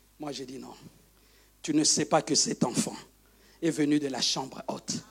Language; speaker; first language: French; non-native, local second language; Lingala